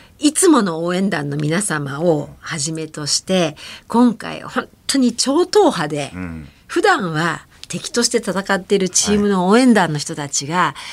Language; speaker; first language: Japanese; native; Japanese